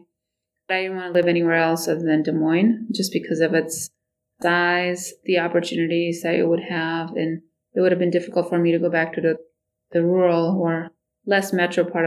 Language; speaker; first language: English; non-native, local second language; Nepali